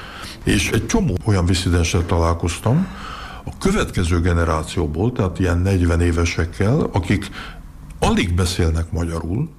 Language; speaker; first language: Hungarian; early bilingual, heritage; Hungarian